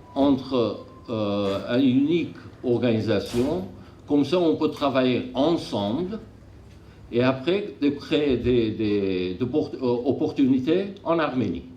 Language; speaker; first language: French; non-native, learner; Armenian